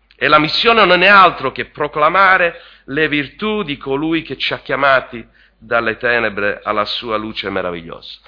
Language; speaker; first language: Italian; native; Italian